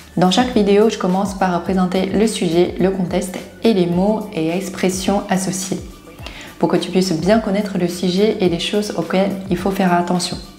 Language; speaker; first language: French; non-native, fluent; Chinese